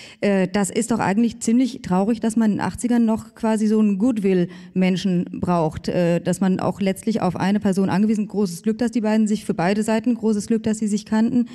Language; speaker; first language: German; native; German